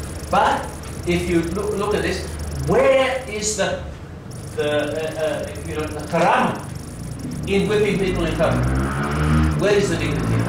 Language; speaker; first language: English; native; English